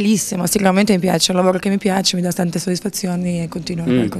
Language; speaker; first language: Italian; non-native, fluent; Croatian